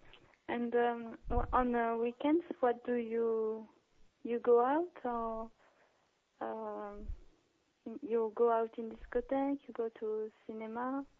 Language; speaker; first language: English; non-native, learner; French